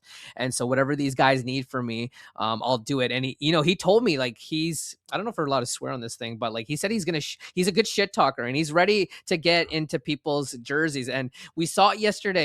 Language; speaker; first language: English; native; English